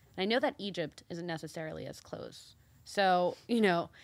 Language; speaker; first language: English; early bilingual, other home language; Spanish